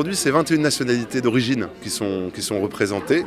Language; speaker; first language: French; native; French